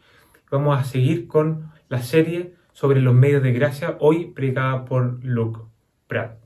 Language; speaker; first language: Spanish; native; Spanish